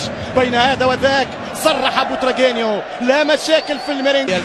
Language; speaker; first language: Arabic; native; Arabic